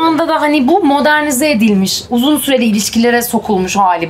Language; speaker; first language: Turkish; native; Turkish